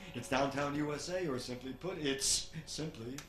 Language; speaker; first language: English; native; English